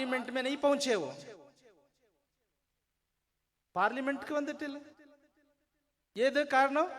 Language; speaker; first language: Malayalam; non-native, learner; Urdu